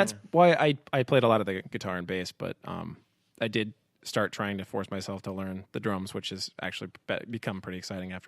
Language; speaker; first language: English; native; English